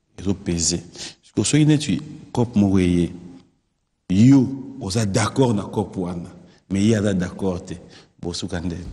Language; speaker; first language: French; non-native, local second language; Lingala